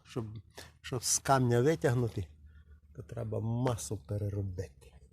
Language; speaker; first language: Ukrainian; non-native, local second language; Russian